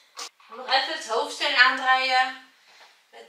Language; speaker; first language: Dutch; native; Dutch